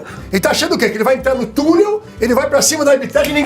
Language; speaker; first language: Portuguese; native; Portuguese